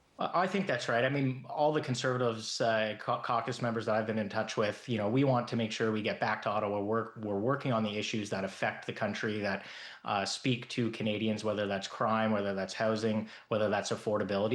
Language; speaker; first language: English; native; English